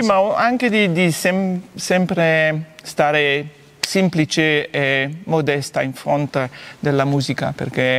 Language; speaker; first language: Italian; non-native, fluent; French